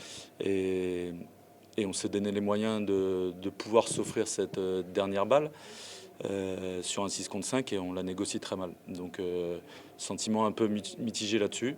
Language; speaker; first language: French; native; French